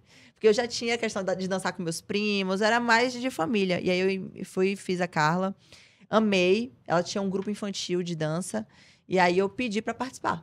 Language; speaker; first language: Portuguese; native; Portuguese